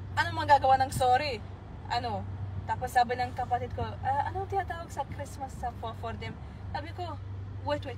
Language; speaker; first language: Filipino; early bilingual, heritage; Filipino